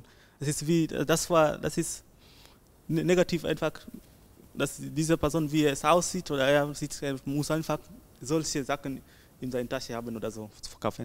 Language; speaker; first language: German; non-native, learner; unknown